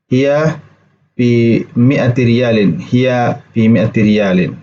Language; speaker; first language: Arabic; non-native, fluent; Indonesian